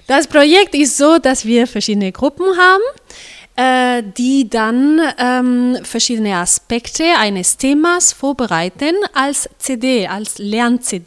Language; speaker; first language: German; non-native, fluent; Spanish